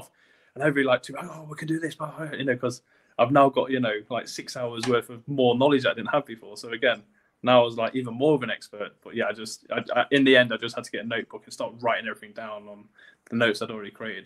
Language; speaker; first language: English; native; English